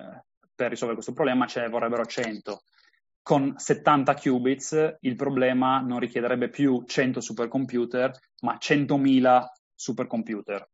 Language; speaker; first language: Italian; native; Italian